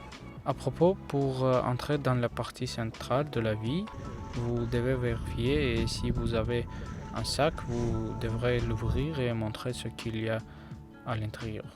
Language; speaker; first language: French; non-native, learner; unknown